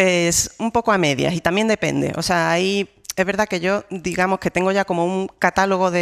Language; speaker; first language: Spanish; native; Spanish